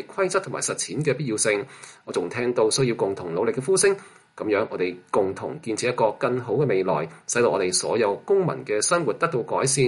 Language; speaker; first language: Chinese; non-native, local second language; Cantonese